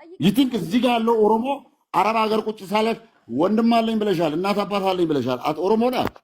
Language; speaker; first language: Amharic; non-native, local second language; Oromo